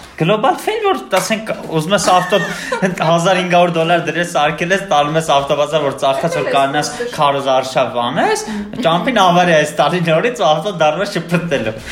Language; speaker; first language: Armenian; native; Armenian